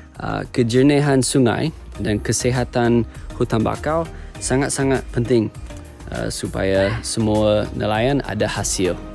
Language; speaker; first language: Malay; non-native, fluent; English